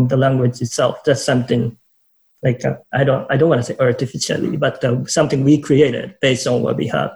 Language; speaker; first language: English; non-native, fluent; Japanese